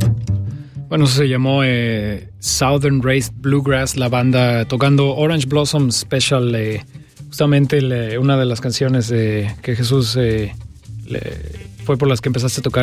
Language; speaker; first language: Spanish; native; Spanish